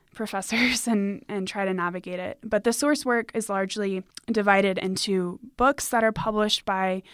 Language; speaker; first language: English; native; English